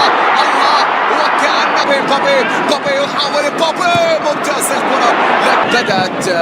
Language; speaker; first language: Arabic; native; Arabic